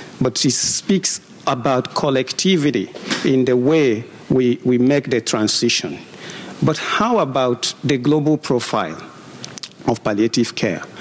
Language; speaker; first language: English; non-native, local second language; Igbo